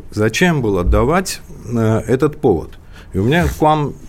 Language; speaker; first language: Russian; non-native, local second language; Georgian